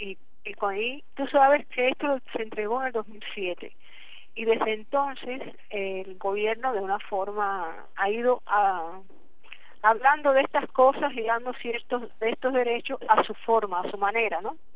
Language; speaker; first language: Spanish; native; Spanish